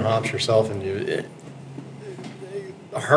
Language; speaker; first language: English; native; English